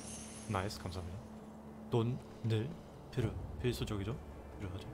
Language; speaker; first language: Korean; non-native, fluent; German